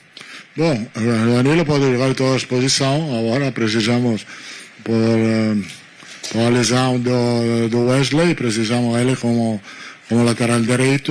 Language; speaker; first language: Portuguese; non-native, learner; Italian